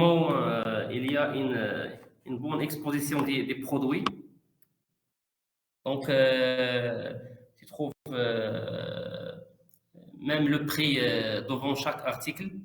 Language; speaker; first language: French; non-native, learner; Arabic